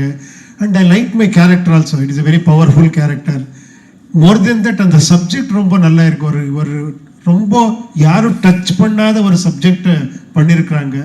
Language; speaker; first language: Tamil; non-native, learner; Kannada